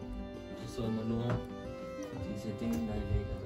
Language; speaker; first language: German; native; German